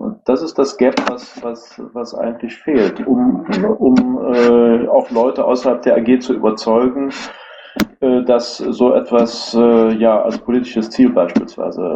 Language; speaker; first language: German; native; German